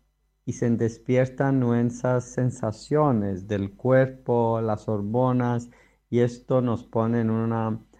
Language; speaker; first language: Spanish; non-native, fluent; Greek